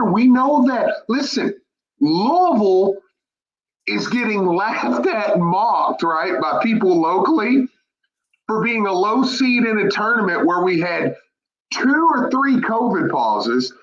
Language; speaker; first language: English; native; English